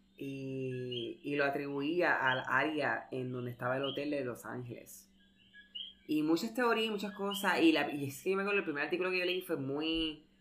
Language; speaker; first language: Spanish; early bilingual, heritage; Spanish